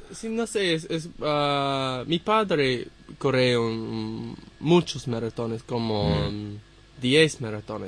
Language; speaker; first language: Spanish; non-native, learner; English